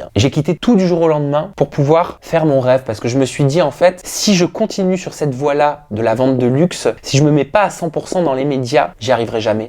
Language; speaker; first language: French; native; French